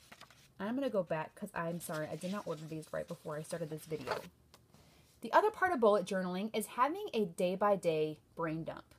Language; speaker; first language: English; native; English